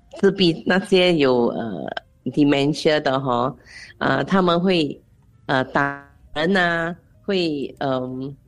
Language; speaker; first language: Chinese; non-native, local second language; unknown